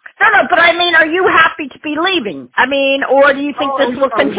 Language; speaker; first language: English; native; English